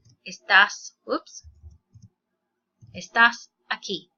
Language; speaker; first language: Spanish; non-native, fluent; English